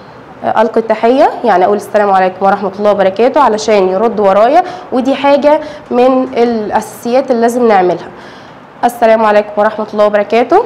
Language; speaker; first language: Arabic; native; Arabic